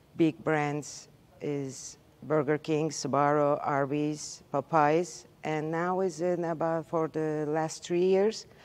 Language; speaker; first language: English; non-native, learner; Turkish